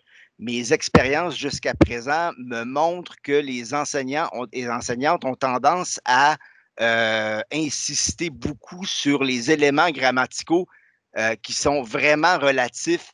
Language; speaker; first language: French; native; French